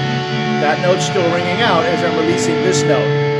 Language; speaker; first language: English; native; English